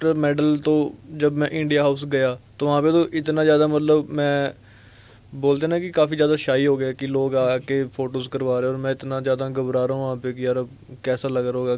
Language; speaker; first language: Hindi; non-native, local second language; Punjabi